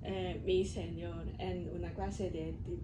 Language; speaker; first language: Spanish; non-native, learner; Cantonese